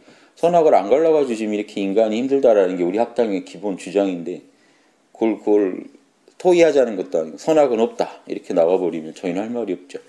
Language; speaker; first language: Korean; native; Korean